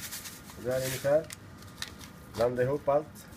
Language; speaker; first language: Swedish; non-native, learner; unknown